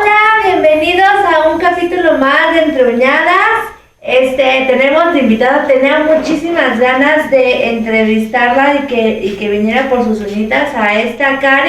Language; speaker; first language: Spanish; native; Spanish